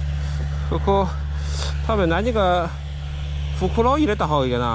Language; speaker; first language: Japanese; non-native, learner; Chinese